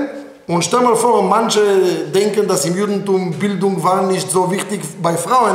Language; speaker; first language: German; non-native, fluent; Hebrew